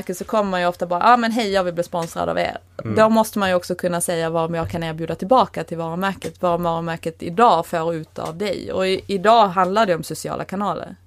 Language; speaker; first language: Swedish; native; Swedish